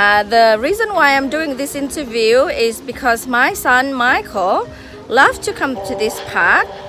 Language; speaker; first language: English; non-native, fluent; Vietnamese